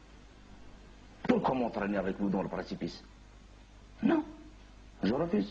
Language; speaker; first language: French; non-native, local second language; Kabyle